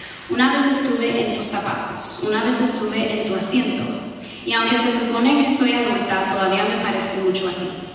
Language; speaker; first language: Spanish; early bilingual, other home language; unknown